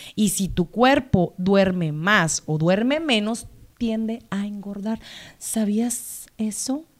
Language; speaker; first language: Spanish; native; Spanish